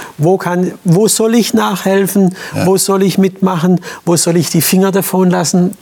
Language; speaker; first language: German; native; German